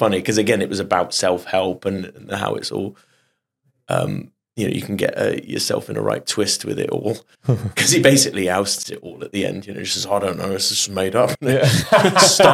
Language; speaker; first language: English; native; English